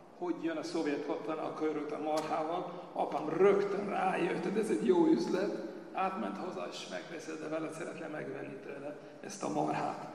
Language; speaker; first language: Hungarian; early bilingual, heritage; Hungarian